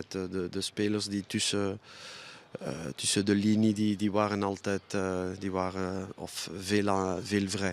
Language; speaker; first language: Dutch; non-native, local second language; French